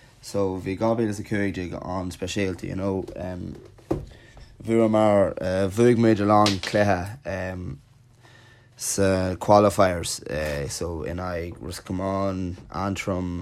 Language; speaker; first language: Irish; non-native, local second language; English